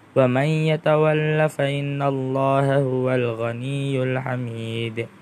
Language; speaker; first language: Arabic; non-native, learner; Indonesian